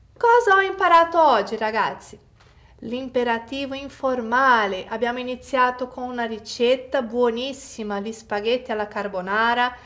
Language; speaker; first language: Italian; non-native, fluent; Portuguese